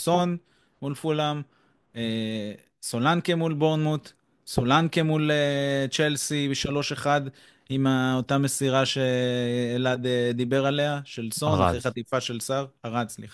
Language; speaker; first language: Hebrew; native; Hebrew